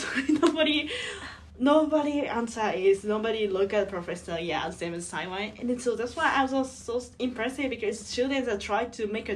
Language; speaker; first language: English; non-native, learner; Japanese